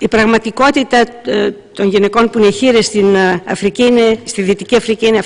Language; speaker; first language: Greek; native; Greek